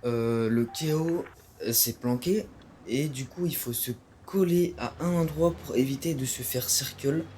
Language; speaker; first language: French; native; French